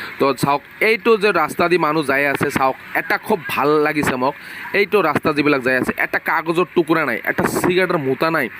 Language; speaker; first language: Assamese; non-native, local second language; Bangla